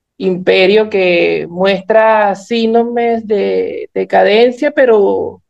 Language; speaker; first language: Spanish; native; Spanish